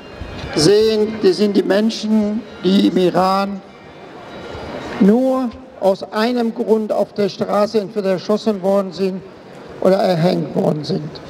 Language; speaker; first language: German; non-native, fluent; Persian